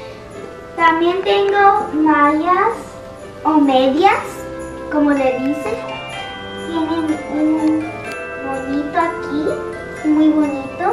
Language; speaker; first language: Spanish; early bilingual, other home language; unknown